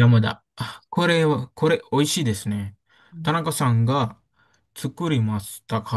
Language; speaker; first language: Japanese; non-native, learner; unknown